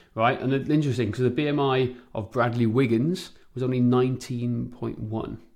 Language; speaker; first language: English; native; English